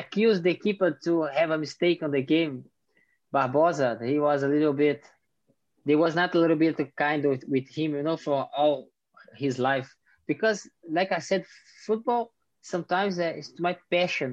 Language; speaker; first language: English; non-native, fluent; Portuguese